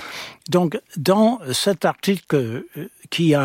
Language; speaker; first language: French; non-native, fluent; English